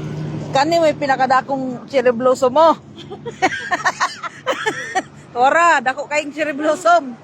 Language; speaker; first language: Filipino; non-native, local second language; Cebuano